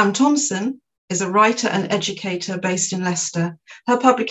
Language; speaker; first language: English; native; English